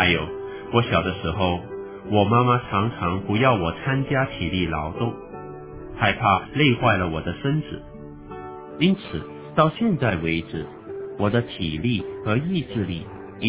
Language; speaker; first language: Chinese; native; Chinese